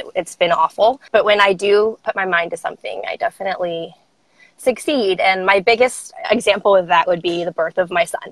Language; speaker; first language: English; native; English